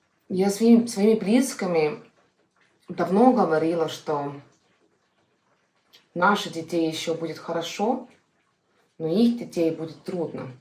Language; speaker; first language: Russian; non-native, fluent; Estonian